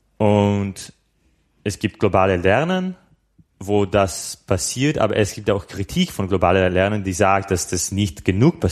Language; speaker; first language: German; non-native, fluent; Slovak